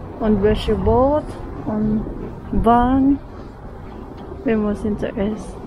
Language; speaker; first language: German; non-native, learner; Filipino